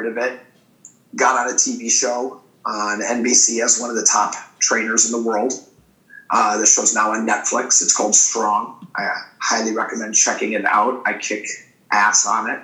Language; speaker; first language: English; native; English